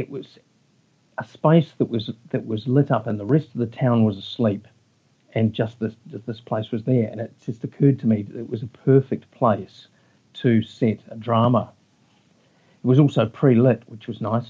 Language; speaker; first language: English; native; English